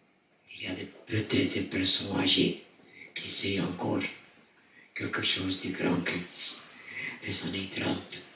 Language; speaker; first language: French; non-native, fluent; Dutch